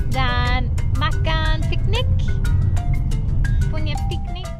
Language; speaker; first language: Indonesian; non-native, learner; English